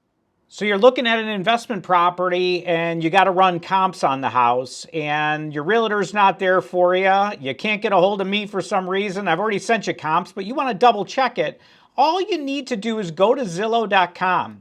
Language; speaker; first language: English; native; English